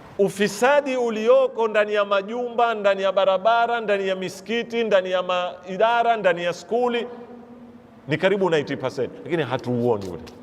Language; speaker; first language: Swahili; native; Swahili